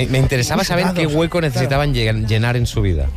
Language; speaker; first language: Spanish; native; Spanish